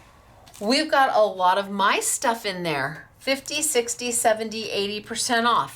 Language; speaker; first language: English; native; English